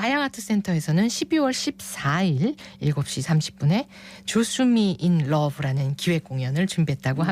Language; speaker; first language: Korean; native; Korean